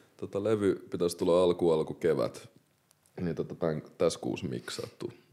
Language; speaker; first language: Finnish; early bilingual, other home language; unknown